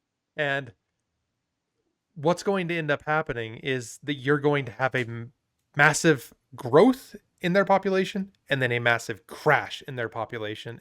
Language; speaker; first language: English; native; English